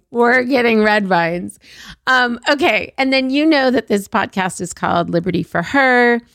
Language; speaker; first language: English; early bilingual, other home language; Arabic